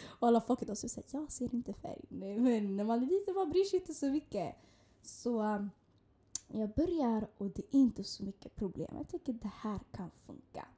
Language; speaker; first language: Swedish; early bilingual, other home language; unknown